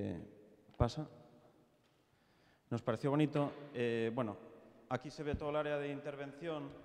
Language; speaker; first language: Spanish; native; Spanish